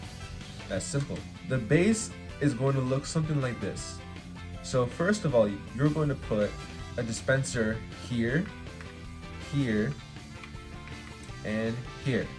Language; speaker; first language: English; native; English